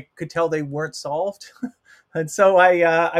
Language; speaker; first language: English; native; English